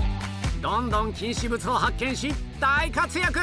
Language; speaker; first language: Japanese; native; Japanese